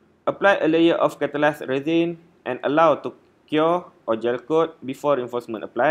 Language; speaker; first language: English; non-native, local second language; Malay